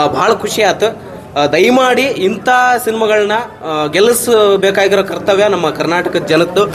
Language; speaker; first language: Kannada; native; Kannada